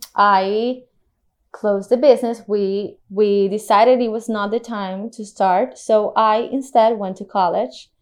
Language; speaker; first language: English; non-native, fluent; Spanish